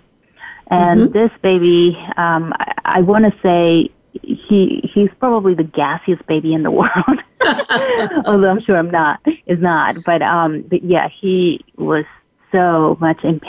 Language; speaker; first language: English; non-native, fluent; Spanish